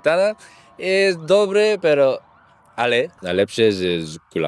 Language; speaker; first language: Polish; non-native, learner; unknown